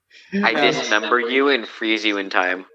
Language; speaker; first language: English; native; English